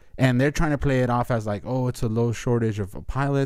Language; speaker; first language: English; early bilingual, other home language; Spanish